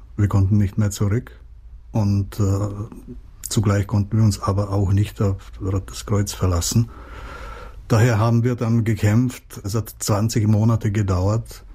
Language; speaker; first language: German; non-native, fluent; Czech